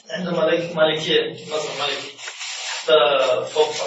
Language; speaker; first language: Arabic; non-native, learner; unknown